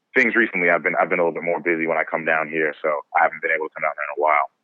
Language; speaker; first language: English; native; English